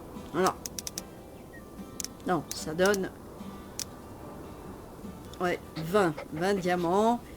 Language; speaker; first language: French; native; French